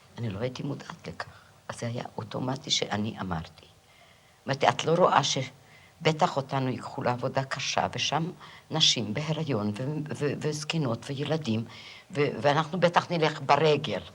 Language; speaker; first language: Hebrew; non-native, fluent; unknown